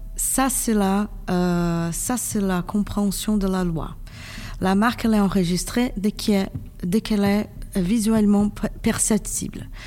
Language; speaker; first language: French; non-native, fluent; Portuguese